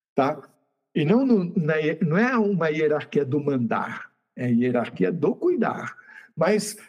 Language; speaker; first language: Portuguese; native; Portuguese